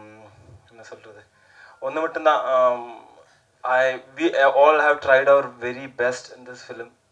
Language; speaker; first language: Tamil; non-native, learner; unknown